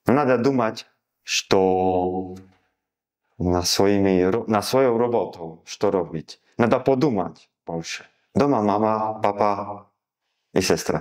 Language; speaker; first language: Russian; non-native, learner; Slovak